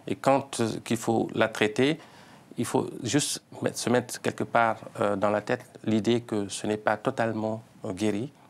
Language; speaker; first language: French; non-native, local second language; Fula